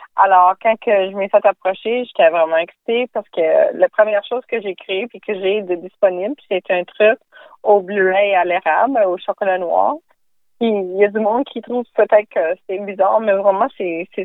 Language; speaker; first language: French; native; French